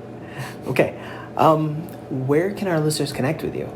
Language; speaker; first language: English; native; English